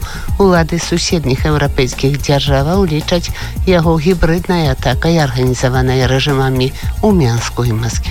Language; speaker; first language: Belarusian; native; Belarusian